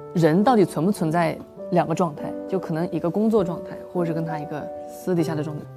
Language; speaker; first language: Chinese; native; Chinese